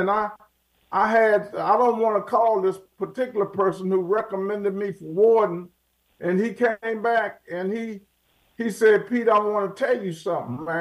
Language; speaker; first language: English; native; English